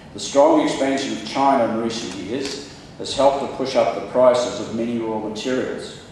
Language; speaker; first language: English; native; English